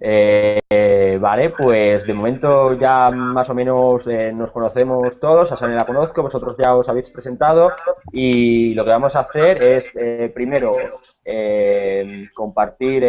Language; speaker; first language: Spanish; native; Spanish